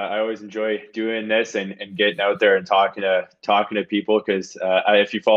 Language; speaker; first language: English; native; English